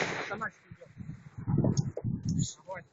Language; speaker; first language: Russian; native; Russian